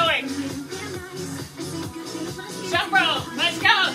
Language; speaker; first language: English; native; English